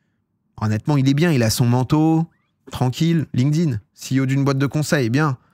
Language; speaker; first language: French; native; French